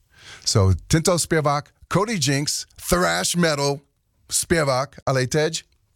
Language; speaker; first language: Czech; non-native, learner; English